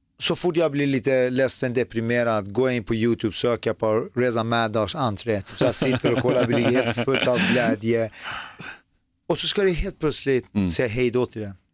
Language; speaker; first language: Swedish; early bilingual, other home language; Persian